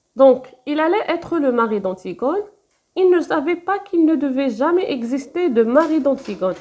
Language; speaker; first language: French; non-native, local second language; Arabic